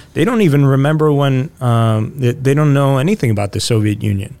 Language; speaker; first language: English; early bilingual, other home language; Russian